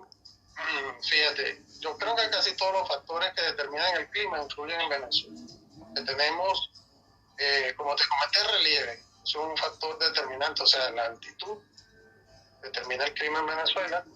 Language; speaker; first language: Spanish; native; Spanish